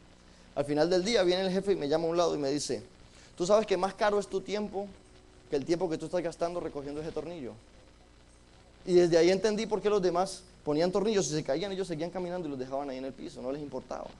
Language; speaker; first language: Spanish; native; Spanish